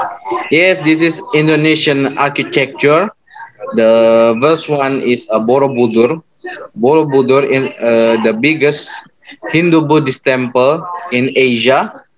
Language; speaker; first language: English; non-native, learner; Indonesian